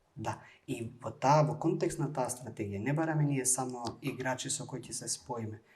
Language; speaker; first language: Macedonian; non-native, local second language; Albanian